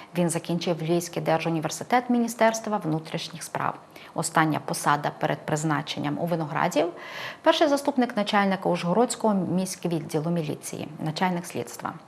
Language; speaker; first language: Ukrainian; native; Ukrainian